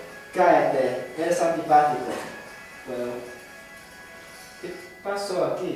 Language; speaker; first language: Spanish; non-native, learner; English